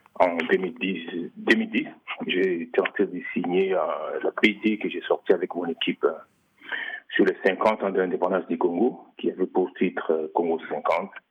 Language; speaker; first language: French; non-native, local second language; Lingala